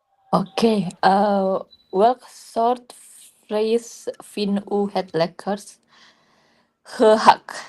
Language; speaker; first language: Dutch; non-native, learner; Indonesian